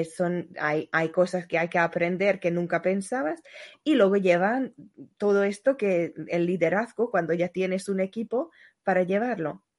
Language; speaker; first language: Spanish; non-native, fluent; Hungarian